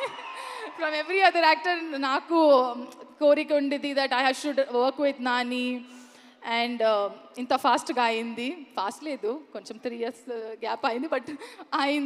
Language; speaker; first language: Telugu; non-native, learner; Kannada